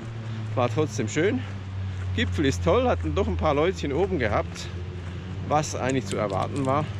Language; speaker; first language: German; native; German